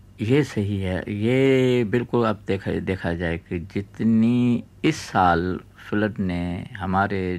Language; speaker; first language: Urdu; non-native, local second language; Sindhi